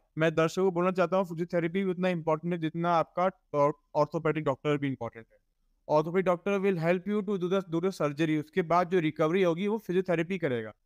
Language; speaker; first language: Hindi; native; Hindi